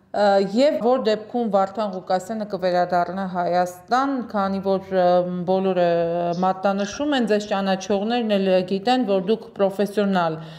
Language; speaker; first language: Armenian; native; Armenian